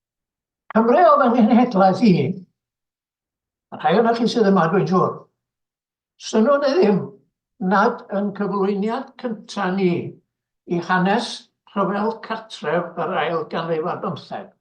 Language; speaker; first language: Welsh; native; Welsh